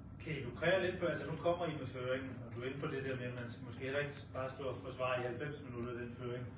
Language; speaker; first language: Danish; native; Danish